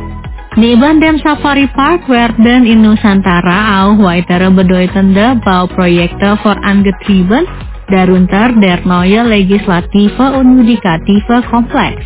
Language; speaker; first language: German; non-native, fluent; Indonesian